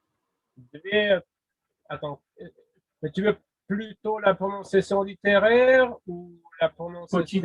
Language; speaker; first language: French; non-native, fluent; Russian